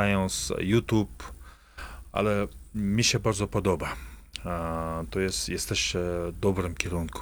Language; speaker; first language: Polish; non-native, fluent; Kazakh